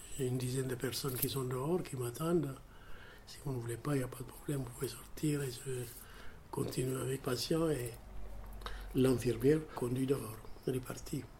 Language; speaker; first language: French; non-native, fluent; Amharic